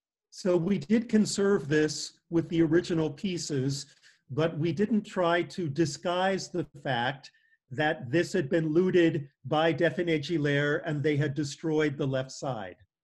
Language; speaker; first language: English; native; English